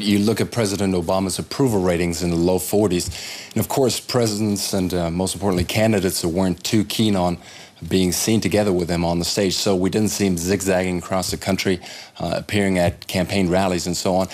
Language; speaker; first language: English; non-native, fluent; German